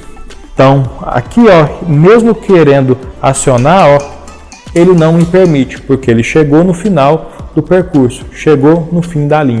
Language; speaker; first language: Portuguese; native; Portuguese